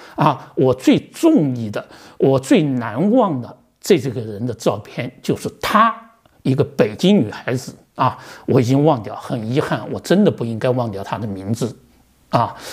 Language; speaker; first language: Chinese; native; Chinese